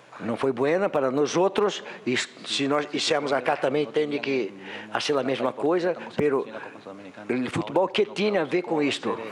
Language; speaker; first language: Portuguese; non-native, learner; Spanish